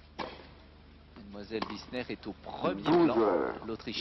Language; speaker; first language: French; native; French